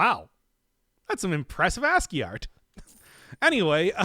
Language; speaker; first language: English; native; English